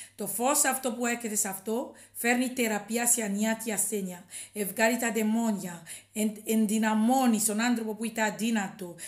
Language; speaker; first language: Greek; non-native, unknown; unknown